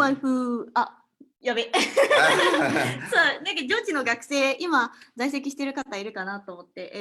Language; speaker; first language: Japanese; native; Japanese